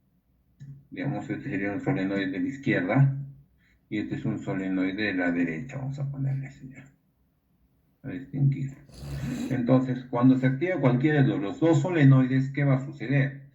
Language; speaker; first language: Spanish; native; Spanish